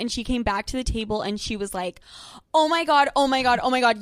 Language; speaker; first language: English; native; English